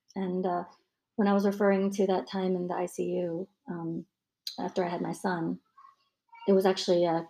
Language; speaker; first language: English; native; English